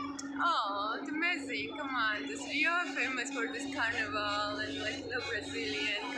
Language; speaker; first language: English; non-native, learner; Georgian